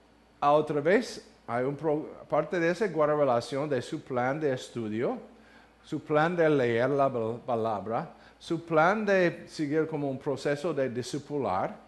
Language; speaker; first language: Spanish; non-native, learner; English